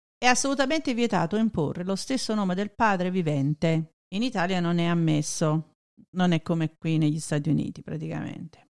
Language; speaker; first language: Italian; native; Italian